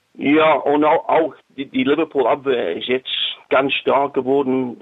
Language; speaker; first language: German; non-native, learner; English